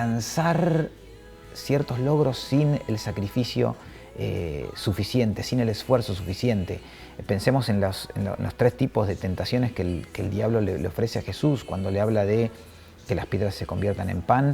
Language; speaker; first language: Spanish; native; Spanish